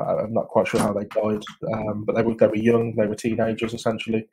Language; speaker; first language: English; native; English